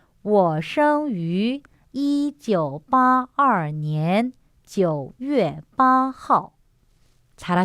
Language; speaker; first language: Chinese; non-native, fluent; Korean